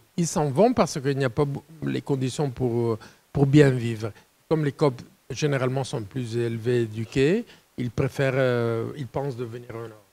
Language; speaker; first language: French; non-native, fluent; Italian